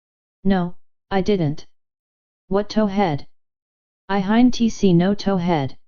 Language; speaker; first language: English; native; English